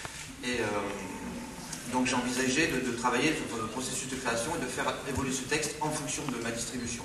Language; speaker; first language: French; native; French